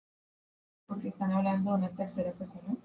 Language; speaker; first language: Spanish; native; Spanish